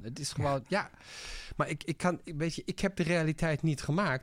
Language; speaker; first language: Dutch; non-native, fluent; German